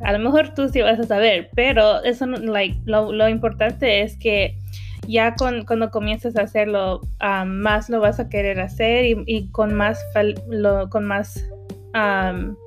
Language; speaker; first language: Spanish; early bilingual, heritage; Spanish